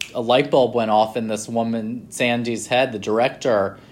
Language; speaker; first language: English; native; English